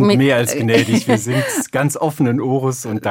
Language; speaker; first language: German; native; German